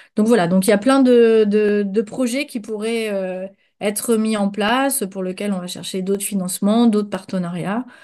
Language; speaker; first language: French; native; French